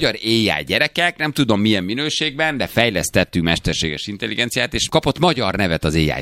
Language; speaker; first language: Hungarian; native; Hungarian